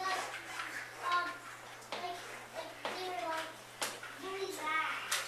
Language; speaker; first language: English; native; English